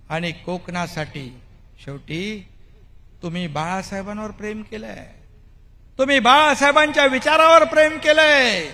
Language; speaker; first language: Marathi; native; Marathi